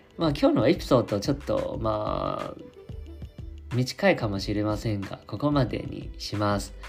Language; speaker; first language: Japanese; non-native, fluent; Chinese